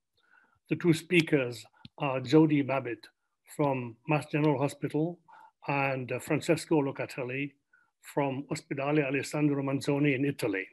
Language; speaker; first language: English; non-native, fluent; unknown